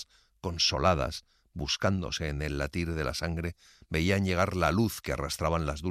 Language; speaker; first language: Spanish; native; Spanish